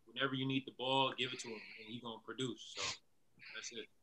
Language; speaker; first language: English; native; English